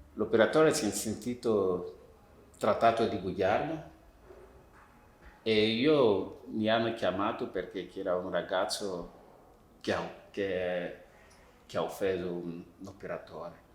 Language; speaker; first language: Italian; non-native, fluent; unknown